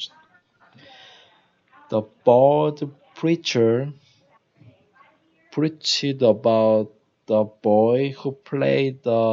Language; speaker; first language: English; non-native, learner; Korean